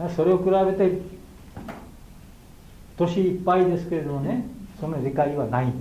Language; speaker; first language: Japanese; non-native, learner; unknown